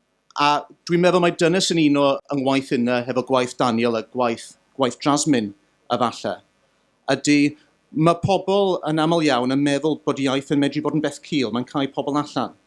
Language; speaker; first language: Welsh; native; Welsh